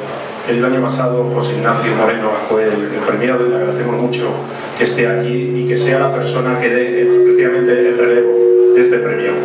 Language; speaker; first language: Spanish; native; Spanish